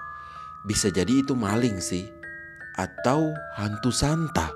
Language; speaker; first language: Indonesian; native; Indonesian